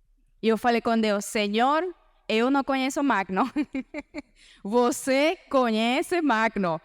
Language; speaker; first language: Portuguese; non-native, learner; Spanish